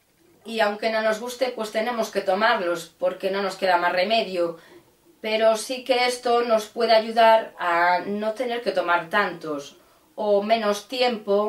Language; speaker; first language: Spanish; native; Spanish